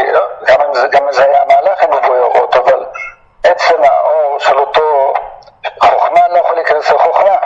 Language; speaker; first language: Hebrew; native; Hebrew